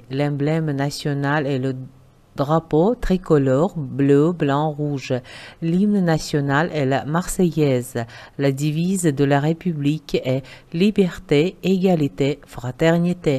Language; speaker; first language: French; non-native, fluent; Uzbek